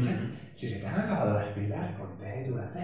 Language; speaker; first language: Spanish; native; Spanish